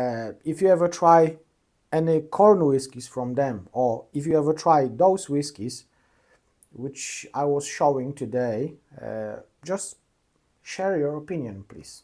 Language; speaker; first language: English; non-native, fluent; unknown